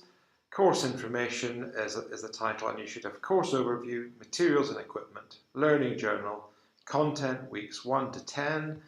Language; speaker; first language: English; native; English